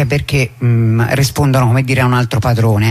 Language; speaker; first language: Italian; native; Italian